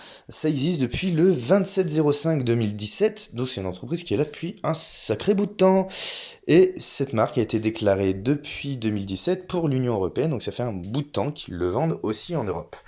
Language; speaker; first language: French; native; French